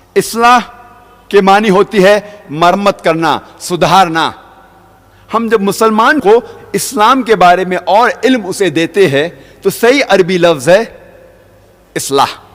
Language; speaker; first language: Urdu; non-native, local second language; Konkani